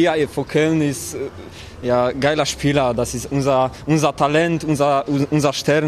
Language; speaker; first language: German; non-native, learner; Polish